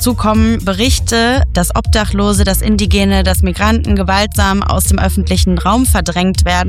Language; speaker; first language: German; native; German